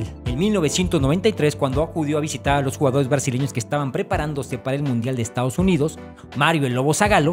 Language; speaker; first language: Spanish; native; Spanish